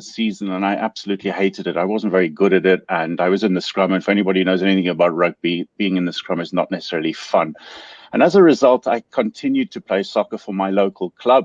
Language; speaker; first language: English; native; English